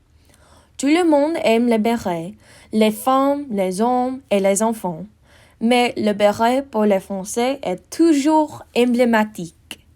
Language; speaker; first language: French; non-native, learner; English